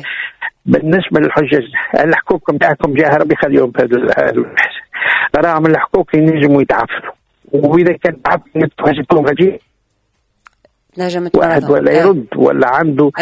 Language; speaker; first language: Arabic; native; Arabic